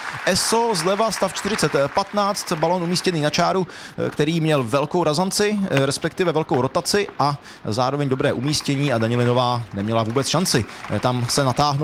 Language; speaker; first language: Czech; native; Czech